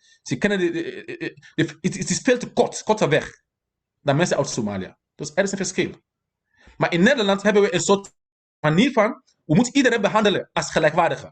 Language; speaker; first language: Dutch; non-native, fluent; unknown